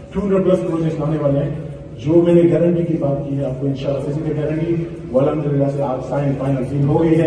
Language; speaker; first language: Urdu; early bilingual, heritage; Urdu